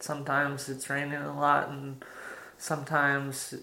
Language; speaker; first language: English; native; English